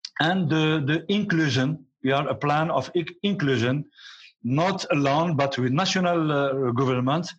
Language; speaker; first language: English; non-native, learner; Arabic